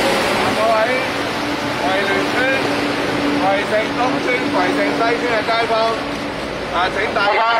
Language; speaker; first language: Chinese; native; Chinese